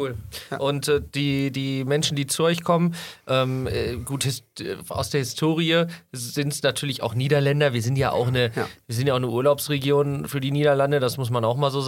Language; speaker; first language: German; native; German